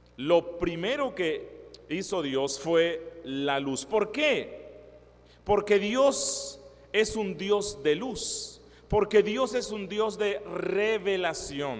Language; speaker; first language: Spanish; native; Spanish